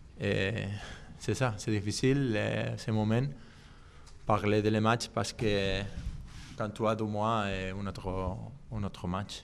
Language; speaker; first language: French; non-native, learner; Spanish